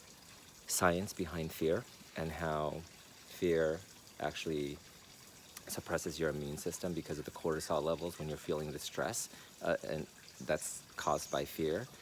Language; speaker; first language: English; native; English